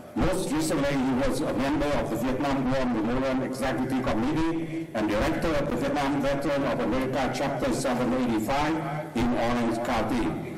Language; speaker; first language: English; non-native, fluent; Vietnamese